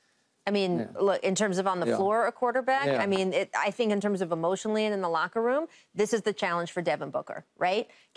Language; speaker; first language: English; native; English